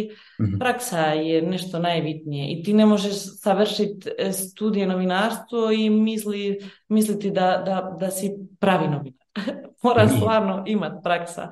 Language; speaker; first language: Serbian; early bilingual, heritage; Bosnian